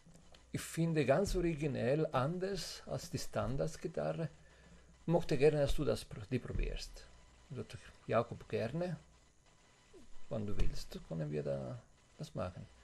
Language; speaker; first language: German; non-native, fluent; Italian